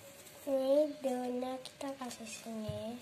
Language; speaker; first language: Indonesian; native; Indonesian